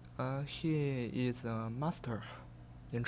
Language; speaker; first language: English; non-native, learner; Chinese